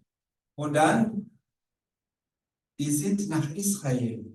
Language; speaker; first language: German; non-native, learner; Rundi